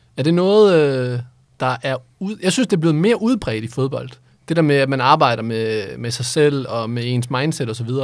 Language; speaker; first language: Danish; native; Danish